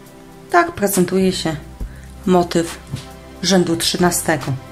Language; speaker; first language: Polish; native; Polish